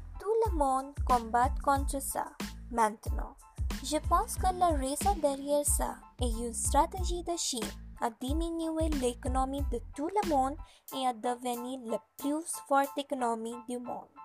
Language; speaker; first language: French; non-native, learner; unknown